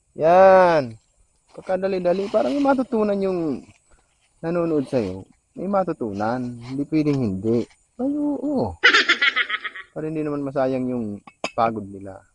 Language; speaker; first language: Filipino; non-native, local second language; Bikol